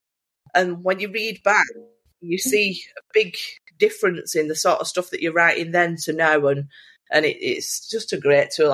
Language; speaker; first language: English; native; English